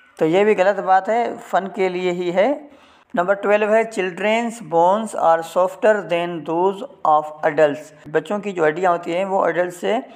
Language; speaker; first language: Urdu; non-native, local second language; Sindhi